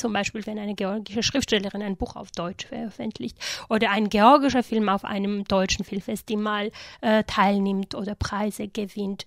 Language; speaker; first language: German; non-native, fluent; Georgian